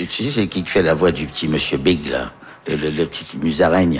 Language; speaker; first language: French; early bilingual, heritage; French